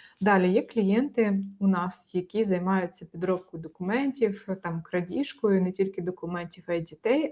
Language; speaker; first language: Ukrainian; native; Ukrainian